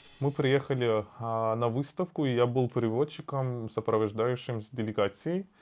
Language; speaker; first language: Russian; non-native, fluent; Persian